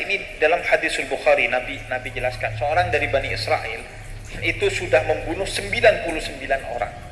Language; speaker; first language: Indonesian; non-native, local second language; Madurese